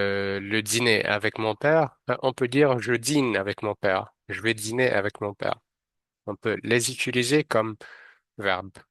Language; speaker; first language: French; non-native, fluent; Arabic